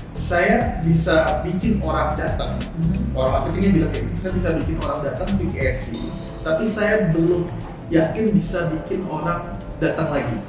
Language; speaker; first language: Indonesian; native; Indonesian